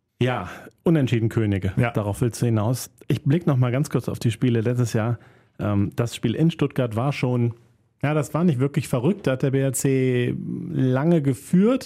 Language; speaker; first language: German; native; German